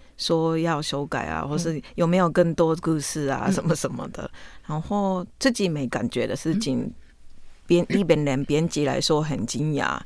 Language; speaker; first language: Chinese; non-native, fluent; Japanese